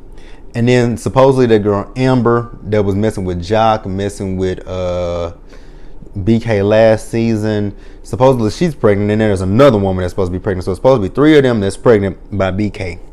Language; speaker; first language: English; native; English